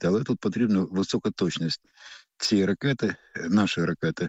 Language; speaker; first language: Ukrainian; native; Ukrainian